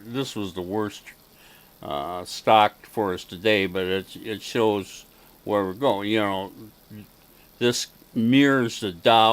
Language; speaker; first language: English; native; English